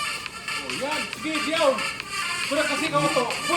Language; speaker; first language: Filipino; non-native, local second language; Cebuano